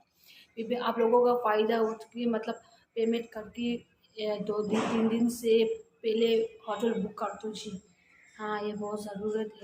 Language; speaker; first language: Hindi; non-native, learner; Tibetan